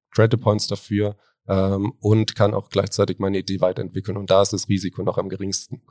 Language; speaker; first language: German; native; German